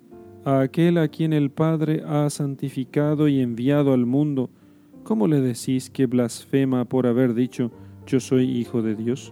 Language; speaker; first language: Spanish; native; Spanish